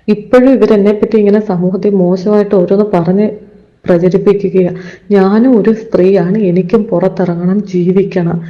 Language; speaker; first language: Malayalam; native; Malayalam